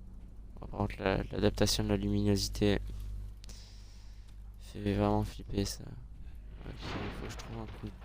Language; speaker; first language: French; native; French